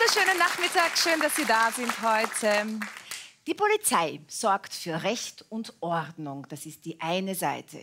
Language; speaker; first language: German; native; German